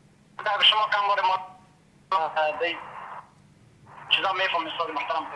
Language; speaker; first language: Persian; non-native, local second language; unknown